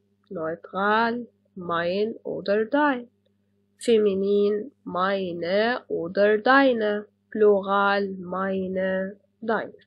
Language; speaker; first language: German; non-native, fluent; Arabic